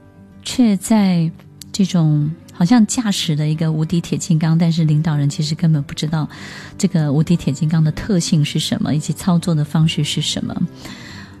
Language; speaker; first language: Chinese; native; Chinese